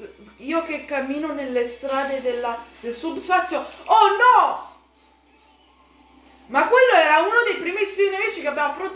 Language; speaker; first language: Italian; native; Italian